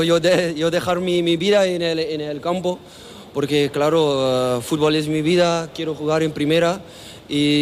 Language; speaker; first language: Spanish; non-native, learner; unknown